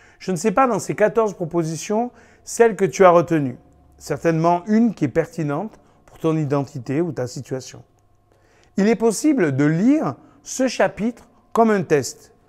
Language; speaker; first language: French; native; French